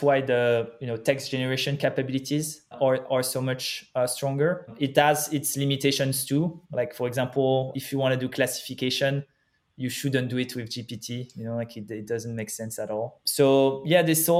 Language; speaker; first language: English; non-native, fluent; French